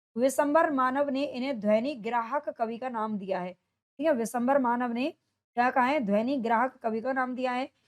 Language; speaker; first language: Hindi; native; Hindi